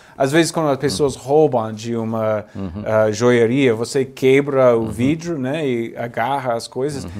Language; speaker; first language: Portuguese; non-native, fluent; English